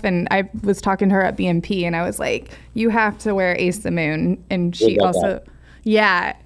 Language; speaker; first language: English; native; English